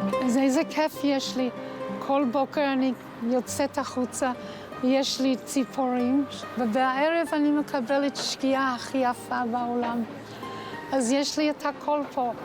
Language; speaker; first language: Hebrew; non-native, fluent; English